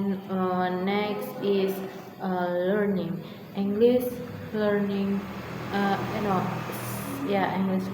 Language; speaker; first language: English; non-native, learner; Indonesian